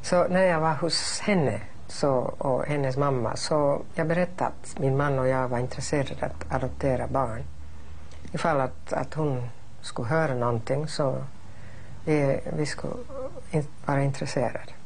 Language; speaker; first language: Swedish; non-native, fluent; English